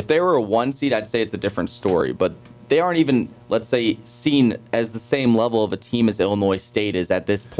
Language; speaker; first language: English; native; English